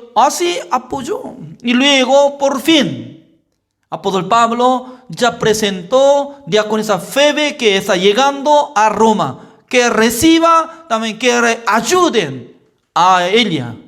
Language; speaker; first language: Spanish; non-native, fluent; Korean